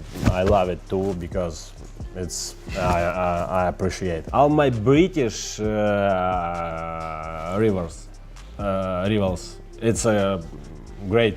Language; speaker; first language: English; non-native, learner; Russian